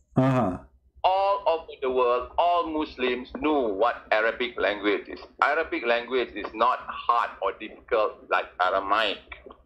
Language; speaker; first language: English; non-native, local second language; Malay